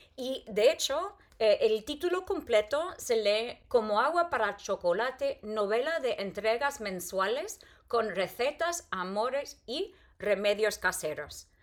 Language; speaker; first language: Spanish; non-native, fluent; English